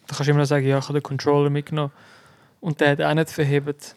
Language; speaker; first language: German; native; German